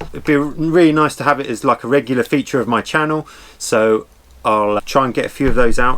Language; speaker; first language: English; native; English